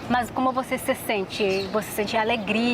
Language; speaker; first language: Portuguese; non-native, fluent; English